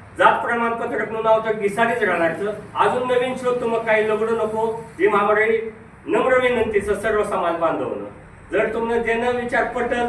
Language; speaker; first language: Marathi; non-native, local second language; Rajasthani